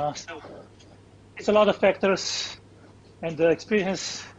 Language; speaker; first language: English; non-native, fluent; Slovenian